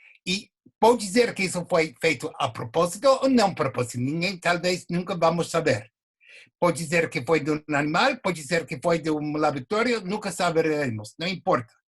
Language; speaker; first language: Portuguese; non-native, fluent; English